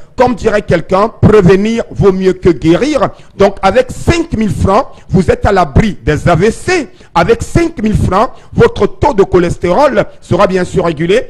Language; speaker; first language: French; non-native, local second language; Duala